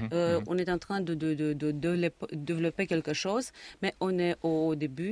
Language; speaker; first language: French; non-native, fluent; Romanian